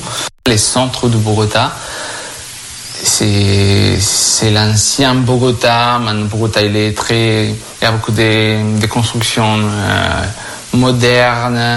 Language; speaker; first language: French; non-native, fluent; Spanish